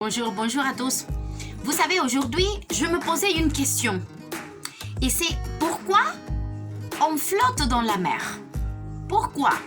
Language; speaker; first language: French; non-native, fluent; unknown